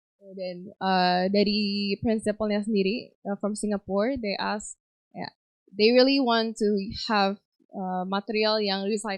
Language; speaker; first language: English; non-native, fluent; Indonesian